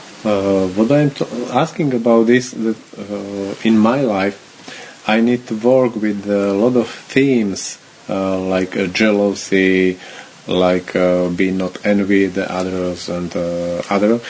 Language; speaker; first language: English; non-native, learner; Slovak